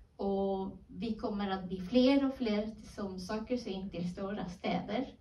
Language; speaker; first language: Swedish; non-native, fluent; Spanish